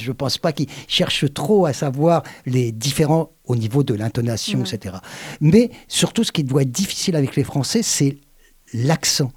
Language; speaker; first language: French; native; French